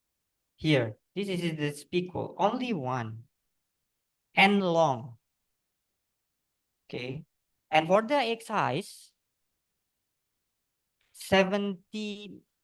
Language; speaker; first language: English; non-native, learner; Indonesian